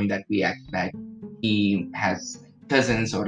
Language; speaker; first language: English; non-native, fluent; Arabic